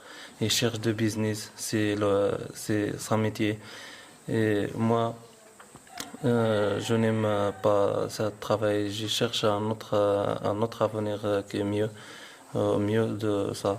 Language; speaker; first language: French; non-native, learner; Arabic